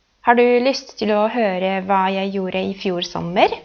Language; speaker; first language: Norwegian; non-native, fluent; Polish